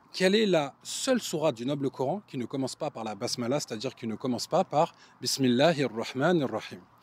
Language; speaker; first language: French; native; French